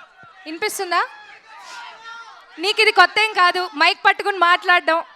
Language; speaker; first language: Telugu; native; Telugu